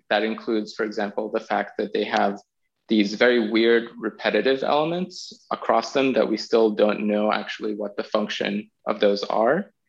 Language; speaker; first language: English; non-native, fluent; Arabic